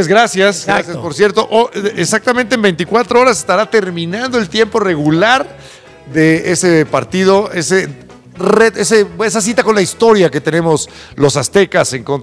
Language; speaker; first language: Spanish; native; Spanish